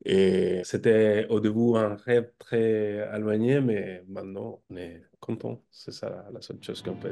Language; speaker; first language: French; non-native, fluent; Spanish